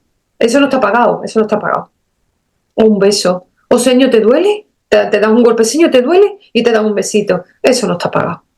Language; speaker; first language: Spanish; native; Spanish